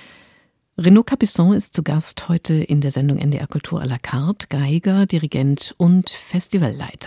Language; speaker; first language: German; native; German